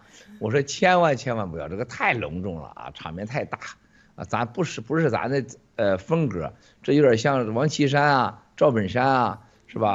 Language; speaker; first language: Chinese; native; Chinese